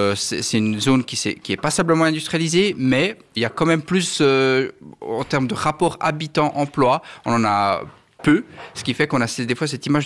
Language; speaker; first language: French; native; French